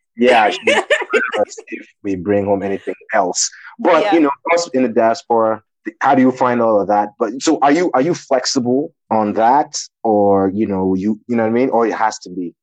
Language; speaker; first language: English; non-native, local second language; Yoruba